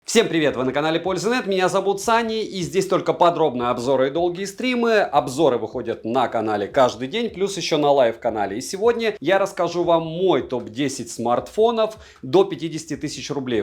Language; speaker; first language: Russian; native; Russian